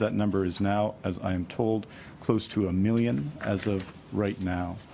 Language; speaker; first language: English; native; English